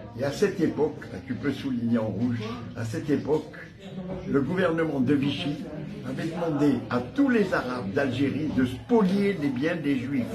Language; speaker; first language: French; native; French